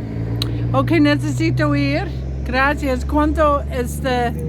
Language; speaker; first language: Spanish; non-native, learner; English